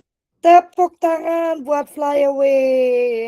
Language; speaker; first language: Indonesian; native; Indonesian